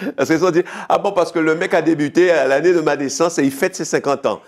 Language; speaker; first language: French; native; French